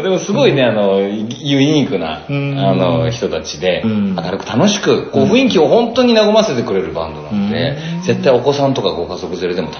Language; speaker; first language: Japanese; native; Japanese